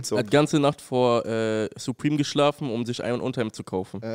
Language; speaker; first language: German; native; German